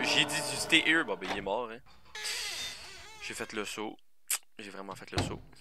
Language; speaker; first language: French; native; French